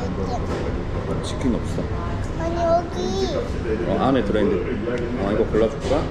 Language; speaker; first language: Korean; native; Korean